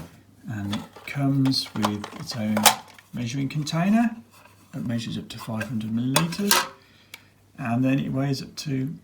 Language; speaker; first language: English; native; English